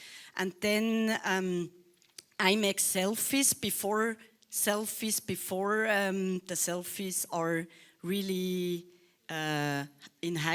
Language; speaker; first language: English; non-native, learner; Swiss German